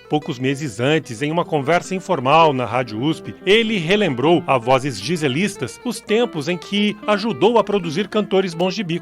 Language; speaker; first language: Portuguese; native; Portuguese